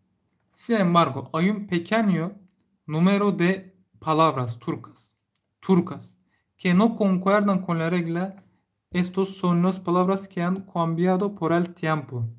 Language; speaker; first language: Spanish; non-native, learner; Turkish